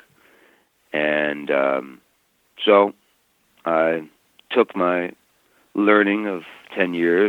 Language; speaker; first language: English; native; English